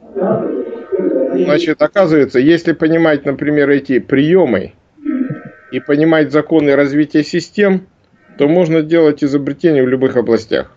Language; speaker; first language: Russian; native; Russian